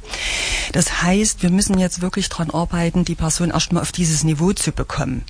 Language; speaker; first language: German; native; German